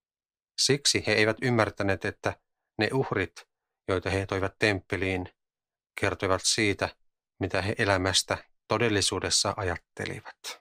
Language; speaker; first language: Finnish; native; Finnish